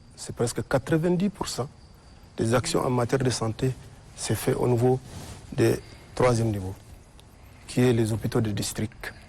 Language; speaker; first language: French; non-native, local second language; Arabic